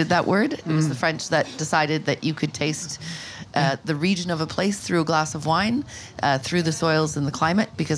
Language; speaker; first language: English; native; English